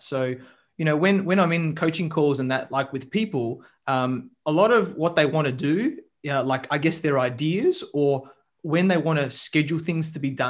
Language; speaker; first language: English; native; English